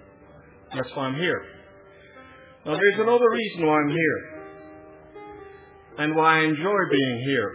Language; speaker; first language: English; non-native, fluent; Dutch